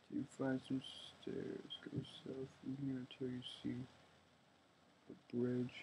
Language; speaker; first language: English; native; English